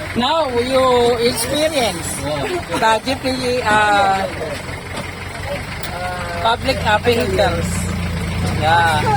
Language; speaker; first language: English; non-native, learner; Filipino